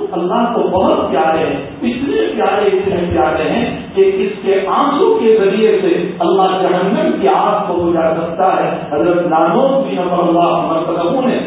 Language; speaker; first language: Urdu; non-native, local second language; Gujarati